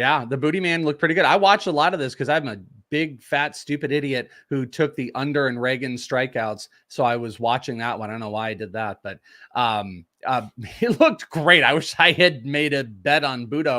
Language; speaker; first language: English; native; English